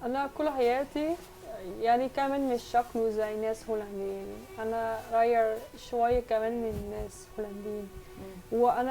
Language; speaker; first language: Arabic; non-native, learner; Dutch